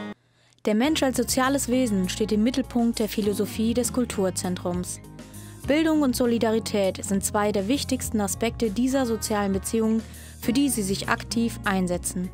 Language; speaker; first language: German; native; German